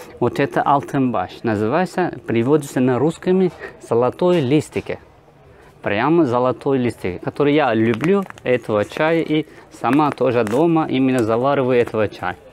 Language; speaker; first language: Russian; non-native, learner; Turkish